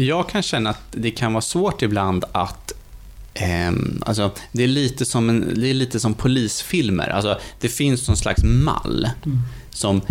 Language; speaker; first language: Swedish; native; Swedish